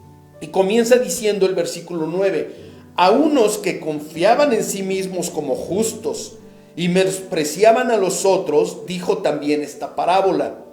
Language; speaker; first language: Spanish; native; Spanish